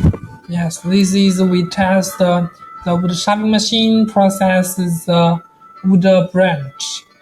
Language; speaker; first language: English; non-native, learner; Chinese